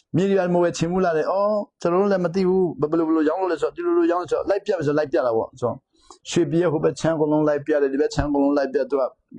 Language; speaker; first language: Burmese; non-native, local second language; Hakha Chin